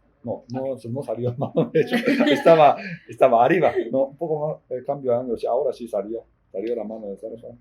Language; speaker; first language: Spanish; non-native, fluent; Japanese